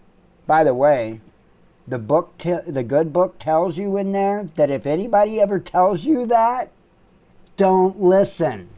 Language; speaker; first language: English; native; English